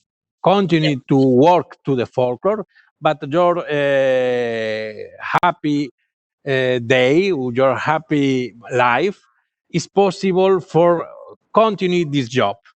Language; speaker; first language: English; non-native, learner; Galician